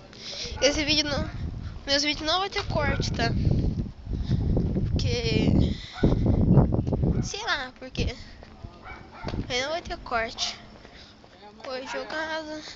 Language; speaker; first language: Portuguese; native; Portuguese